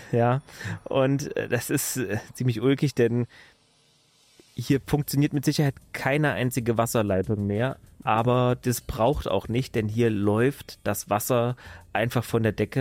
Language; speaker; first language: German; native; German